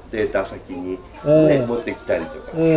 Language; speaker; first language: Japanese; native; Japanese